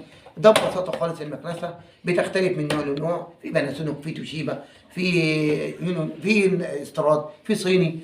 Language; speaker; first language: Arabic; native; Arabic